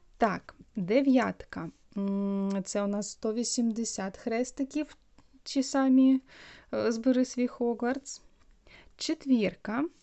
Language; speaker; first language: Ukrainian; non-native, local second language; Russian